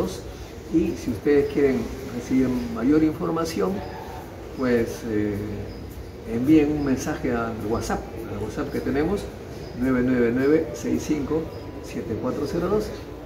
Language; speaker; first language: Spanish; native; Spanish